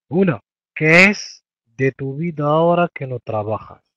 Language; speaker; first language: Spanish; non-native, fluent; Arabic